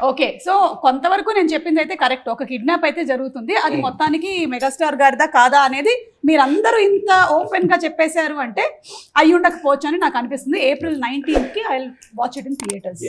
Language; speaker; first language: Telugu; native; Telugu